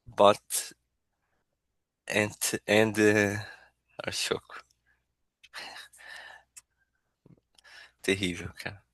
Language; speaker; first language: English; non-native, learner; Portuguese